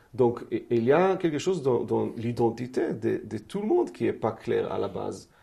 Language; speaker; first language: French; non-native, fluent; Hebrew